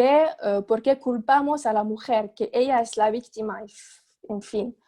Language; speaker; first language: Spanish; non-native, fluent; Arabic